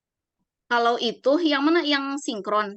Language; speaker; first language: Indonesian; native; Indonesian